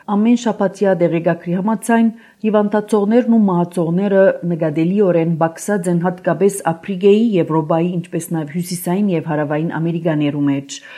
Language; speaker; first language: Armenian; early bilingual, heritage; Armenian